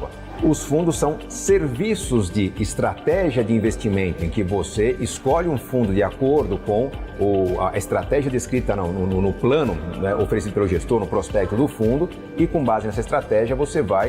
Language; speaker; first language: Portuguese; native; Portuguese